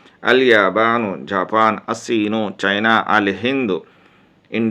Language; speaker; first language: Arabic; non-native, fluent; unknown